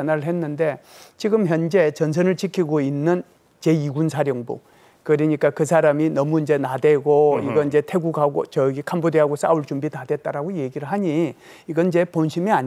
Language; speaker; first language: Korean; native; Korean